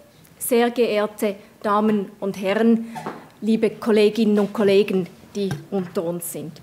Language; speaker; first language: German; native; German